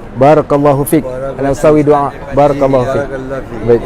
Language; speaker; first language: Malay; native; Malay